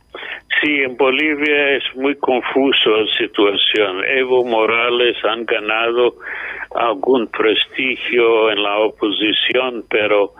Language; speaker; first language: Spanish; non-native, fluent; English